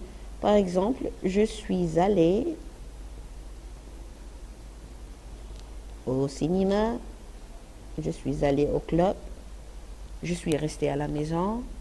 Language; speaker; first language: French; non-native, fluent; Arabic